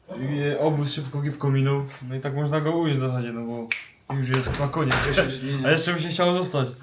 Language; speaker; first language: Polish; native; Polish